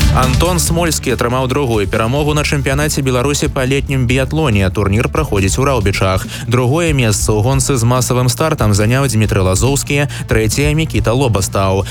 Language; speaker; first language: Belarusian; native; Belarusian